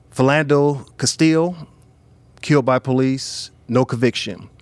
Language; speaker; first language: English; native; English